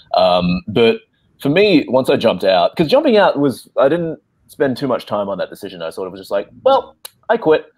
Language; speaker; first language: English; native; English